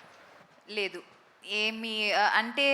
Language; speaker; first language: Telugu; non-native, local second language; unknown